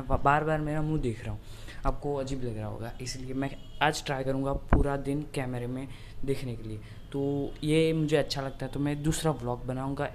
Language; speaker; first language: Hindi; native; Hindi